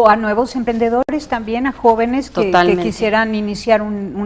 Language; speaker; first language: Spanish; native; Spanish